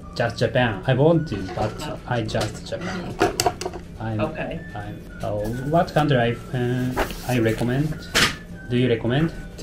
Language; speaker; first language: English; non-native, learner; Japanese